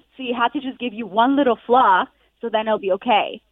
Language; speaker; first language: English; non-native, fluent; Hebrew